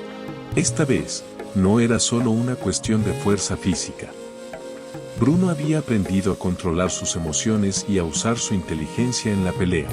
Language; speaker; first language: Spanish; native; Spanish